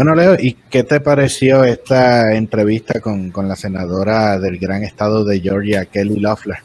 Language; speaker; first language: Spanish; native; Spanish